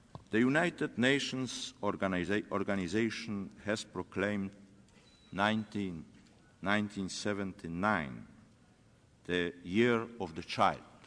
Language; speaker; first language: English; non-native, fluent; Polish